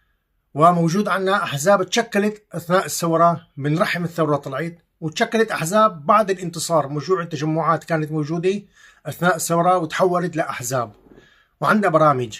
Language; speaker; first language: Arabic; native; Arabic